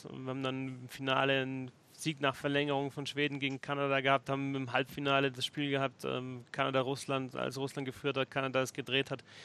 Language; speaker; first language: German; native; German